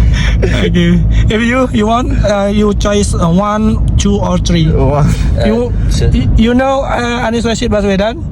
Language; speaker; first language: English; non-native, learner; Indonesian